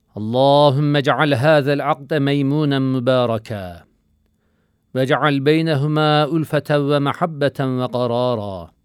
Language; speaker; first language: Arabic; non-native, learner; Turkish